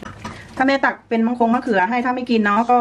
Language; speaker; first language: Thai; native; Thai